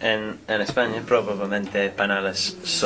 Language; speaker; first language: Spanish; non-native, learner; English